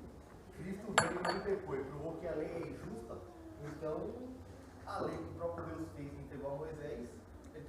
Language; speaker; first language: Portuguese; native; Portuguese